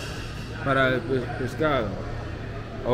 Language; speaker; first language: Spanish; non-native, learner; English